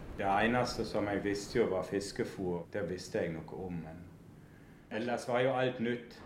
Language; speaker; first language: Norwegian; non-native, fluent; German